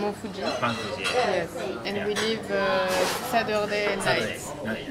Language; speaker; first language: English; non-native, learner; French